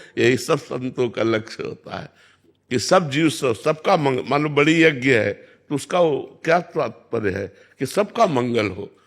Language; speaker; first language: Hindi; native; Hindi